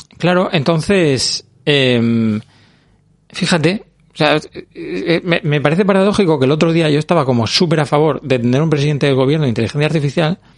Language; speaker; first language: Spanish; native; Spanish